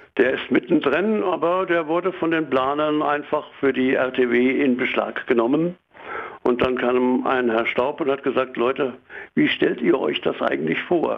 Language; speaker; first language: German; native; German